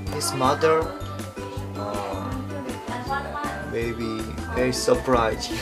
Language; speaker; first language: English; non-native, learner; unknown